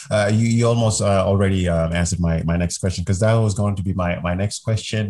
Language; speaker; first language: English; non-native, fluent; French